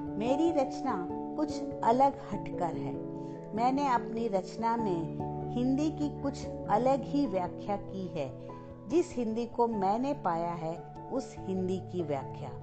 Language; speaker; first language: Hindi; non-native, local second language; Kannada